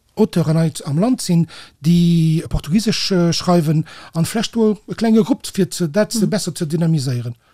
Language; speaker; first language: Luxembourgish; early bilingual, other home language; Portuguese